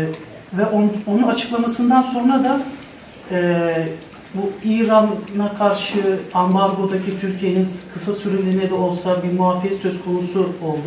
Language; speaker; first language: Turkish; native; Turkish